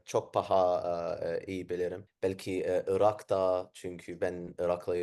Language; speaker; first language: Turkish; non-native, learner; Arabic